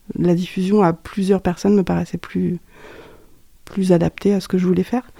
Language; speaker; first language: French; native; French